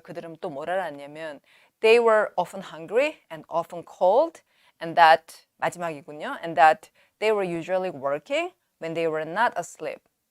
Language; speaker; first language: English; non-native, fluent; Korean